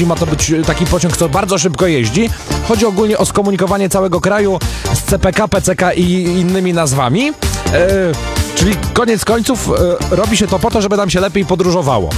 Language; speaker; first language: Polish; native; Polish